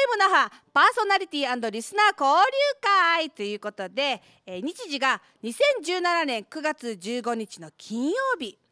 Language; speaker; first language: Japanese; native; Japanese